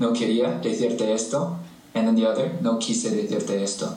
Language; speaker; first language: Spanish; non-native, fluent; English